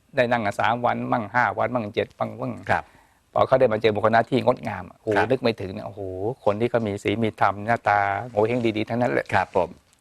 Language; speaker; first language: Thai; native; Thai